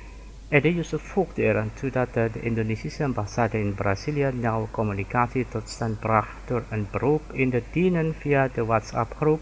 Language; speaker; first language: Dutch; non-native, fluent; Indonesian